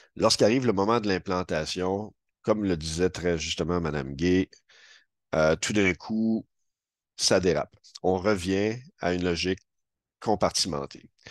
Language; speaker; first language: French; native; French